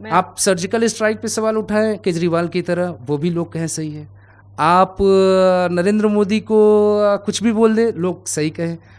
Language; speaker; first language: Hindi; native; Hindi